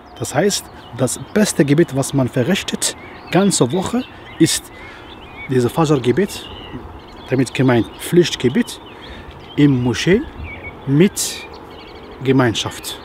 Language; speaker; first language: German; non-native, fluent; Arabic